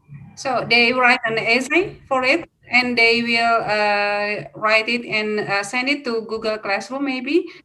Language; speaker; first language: English; non-native, fluent; Indonesian